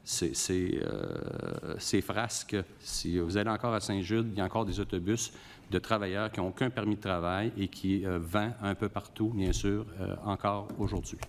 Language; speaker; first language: French; native; French